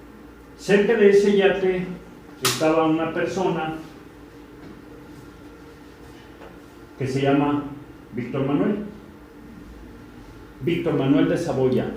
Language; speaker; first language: Spanish; native; Spanish